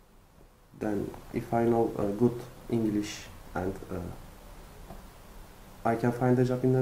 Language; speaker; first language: English; non-native, learner; Turkish